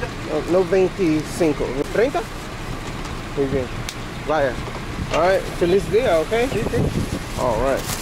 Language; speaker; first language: Spanish; non-native, learner; English